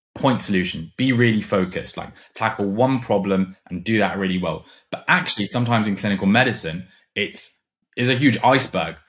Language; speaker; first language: English; non-native, fluent; German